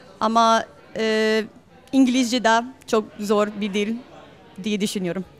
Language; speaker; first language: Turkish; non-native, learner; English